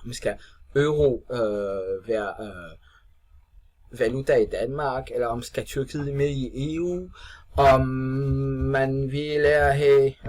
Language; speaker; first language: Danish; non-native, fluent; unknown